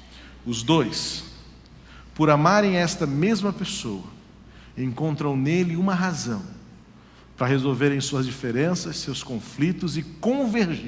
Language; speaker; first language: Portuguese; native; Portuguese